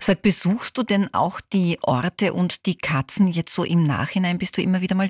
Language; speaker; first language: German; native; German